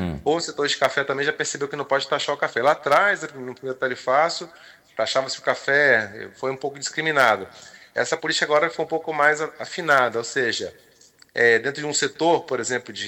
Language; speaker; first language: Portuguese; native; Portuguese